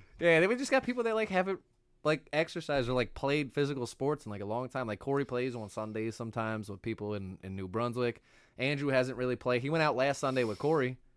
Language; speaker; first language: English; native; English